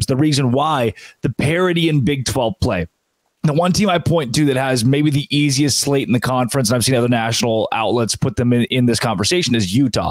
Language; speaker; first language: English; native; English